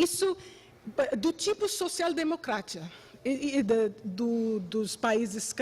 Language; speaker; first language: Portuguese; non-native, fluent; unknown